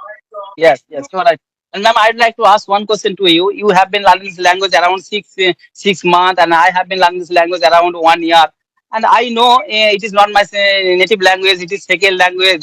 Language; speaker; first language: English; non-native, learner; Bangla